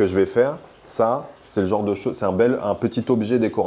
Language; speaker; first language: French; native; French